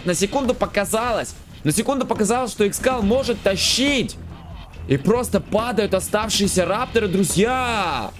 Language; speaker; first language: Russian; native; Russian